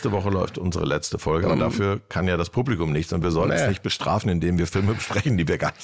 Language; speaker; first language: German; native; German